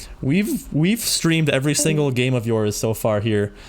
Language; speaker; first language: English; native; English